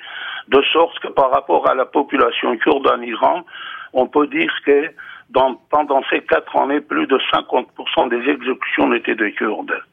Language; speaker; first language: French; non-native, fluent; Kurdish